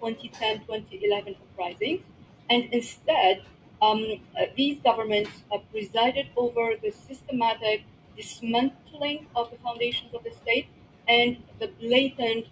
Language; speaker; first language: English; non-native, local second language; Arabic